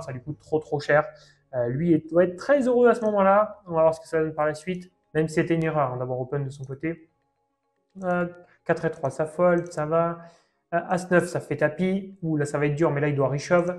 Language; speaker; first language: French; native; French